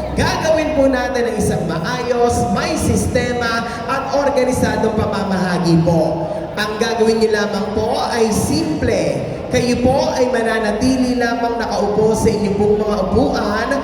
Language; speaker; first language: Filipino; native; Filipino